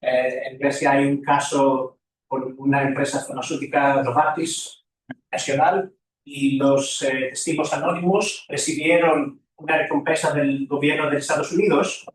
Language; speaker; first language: Spanish; non-native, fluent; Greek